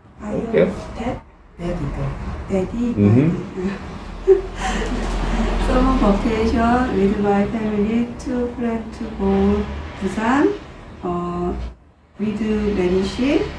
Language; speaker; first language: English; non-native, learner; Korean